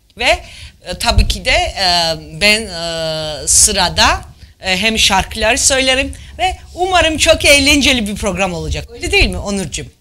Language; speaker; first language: Turkish; non-native, fluent; Georgian